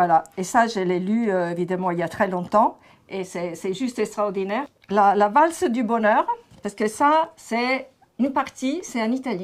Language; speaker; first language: French; non-native, fluent; Italian